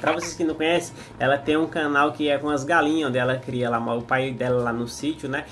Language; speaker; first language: Portuguese; native; Portuguese